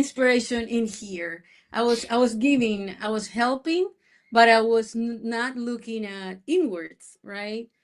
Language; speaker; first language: English; non-native, fluent; Spanish